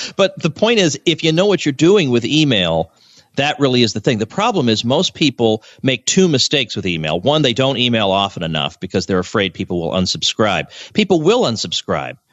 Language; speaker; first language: English; native; English